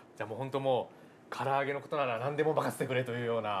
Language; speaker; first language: Japanese; native; Japanese